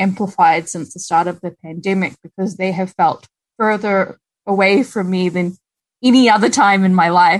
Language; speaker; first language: English; native; English